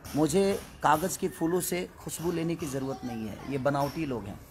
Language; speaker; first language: Hindi; native; Hindi